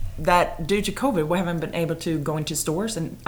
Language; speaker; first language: English; non-native, fluent; Swedish